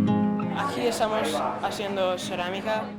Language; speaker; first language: Spanish; non-native, learner; English